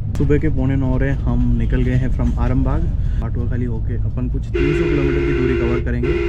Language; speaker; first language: Hindi; native; Hindi